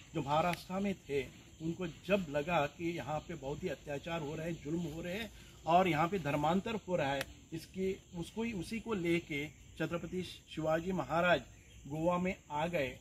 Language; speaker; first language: Hindi; non-native, local second language; Marathi